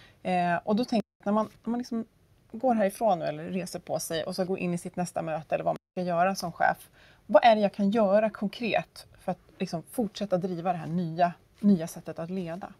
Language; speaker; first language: Swedish; native; Swedish